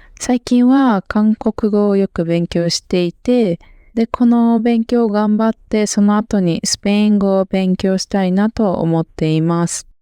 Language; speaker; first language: Japanese; native; Japanese